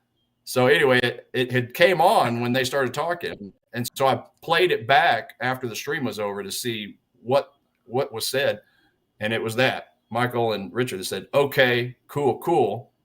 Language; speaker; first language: English; native; English